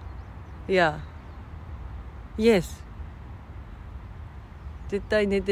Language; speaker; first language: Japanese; non-native, fluent; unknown